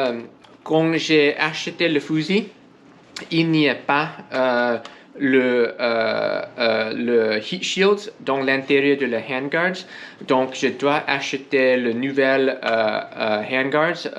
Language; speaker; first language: French; non-native, learner; English